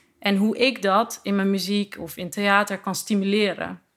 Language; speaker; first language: Dutch; native; Dutch